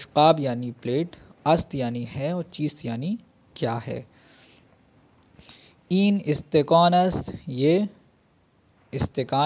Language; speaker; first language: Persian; non-native, fluent; Urdu